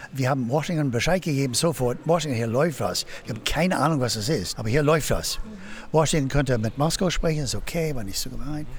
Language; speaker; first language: German; non-native, fluent; English